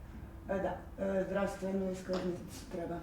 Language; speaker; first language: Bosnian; non-native, learner; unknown